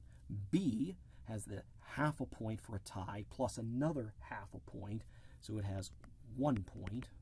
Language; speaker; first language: English; native; English